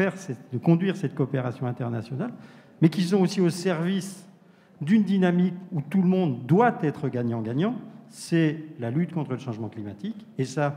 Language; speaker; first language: French; native; French